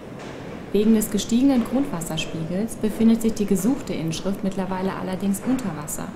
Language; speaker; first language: German; native; German